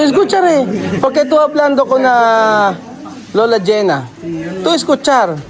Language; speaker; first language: Spanish; non-native, learner; Filipino